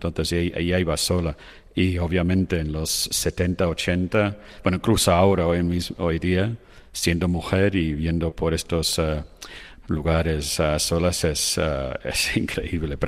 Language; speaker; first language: Spanish; non-native, fluent; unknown